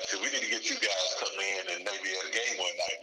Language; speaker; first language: English; native; English